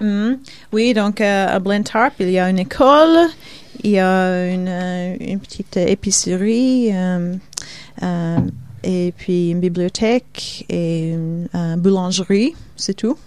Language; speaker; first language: French; non-native, fluent; Swedish